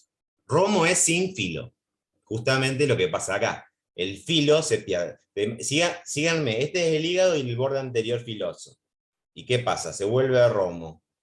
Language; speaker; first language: Spanish; native; Spanish